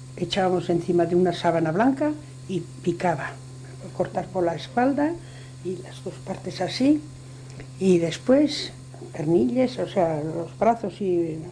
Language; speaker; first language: Spanish; non-native, local second language; Basque